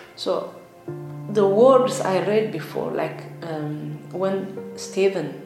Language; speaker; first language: English; non-native, learner; Tigrinya